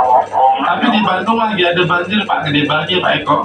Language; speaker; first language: Indonesian; native; Indonesian